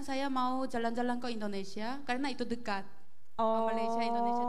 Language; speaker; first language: Indonesian; non-native, learner; Korean